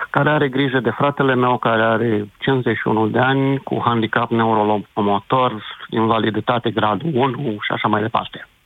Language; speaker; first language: Romanian; native; Romanian